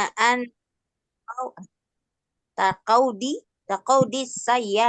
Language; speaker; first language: Arabic; non-native, learner; Indonesian